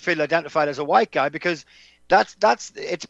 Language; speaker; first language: English; native; English